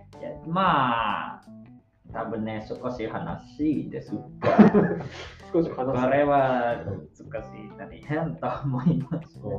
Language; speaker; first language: Japanese; non-native, learner; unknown